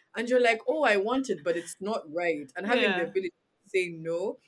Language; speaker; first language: English; non-native, local second language; Ganda